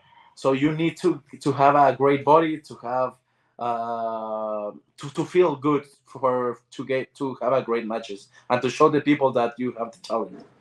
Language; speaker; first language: English; non-native, learner; Spanish